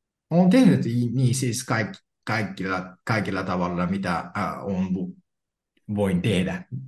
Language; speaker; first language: Finnish; non-native, fluent; Japanese